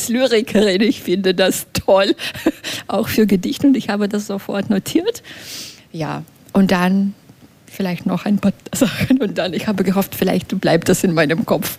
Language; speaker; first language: German; non-native, fluent; Belarusian